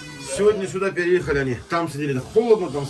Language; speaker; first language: Russian; native; Russian